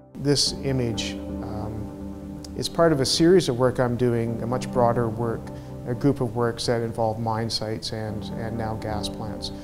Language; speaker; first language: English; native; English